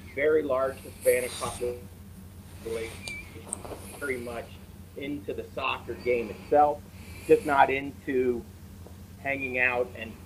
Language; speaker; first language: English; native; English